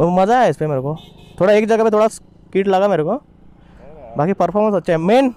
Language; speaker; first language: Hindi; non-native, local second language; Marathi